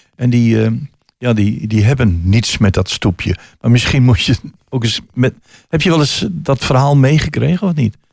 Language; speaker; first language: Dutch; native; Dutch